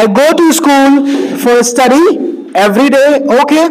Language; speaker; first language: English; non-native, local second language; Hindi